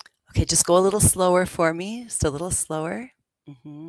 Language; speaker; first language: English; native; English